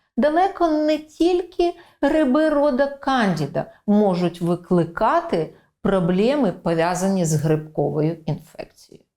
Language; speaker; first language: Ukrainian; native; Ukrainian